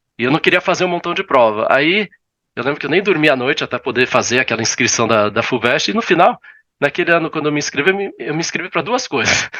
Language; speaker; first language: Portuguese; early bilingual, other home language; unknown